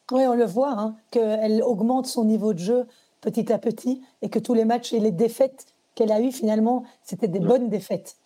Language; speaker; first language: French; native; French